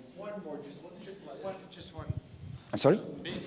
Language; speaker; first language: English; non-native, fluent; Portuguese